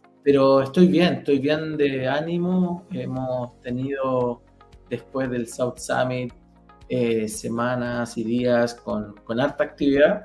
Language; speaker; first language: Spanish; native; Spanish